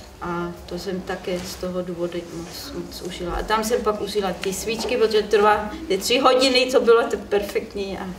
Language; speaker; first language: Czech; non-native, learner; German